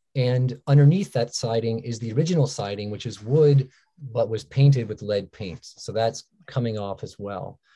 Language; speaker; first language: English; native; English